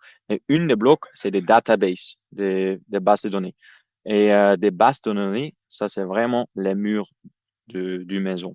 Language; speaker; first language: French; non-native, fluent; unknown